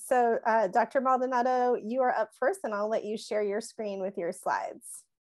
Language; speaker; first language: English; native; English